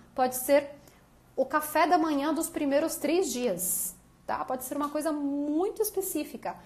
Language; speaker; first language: Portuguese; native; Portuguese